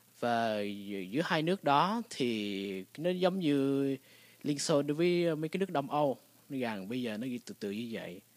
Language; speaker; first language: Vietnamese; early bilingual, heritage; Vietnamese